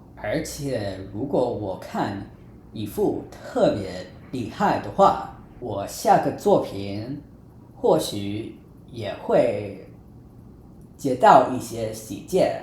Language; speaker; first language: Chinese; non-native, fluent; English